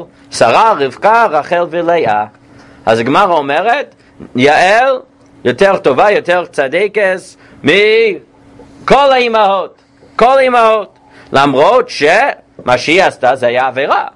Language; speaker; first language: Hebrew; non-native, fluent; English